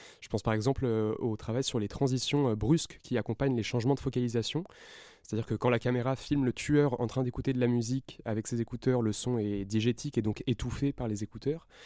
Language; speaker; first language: French; native; French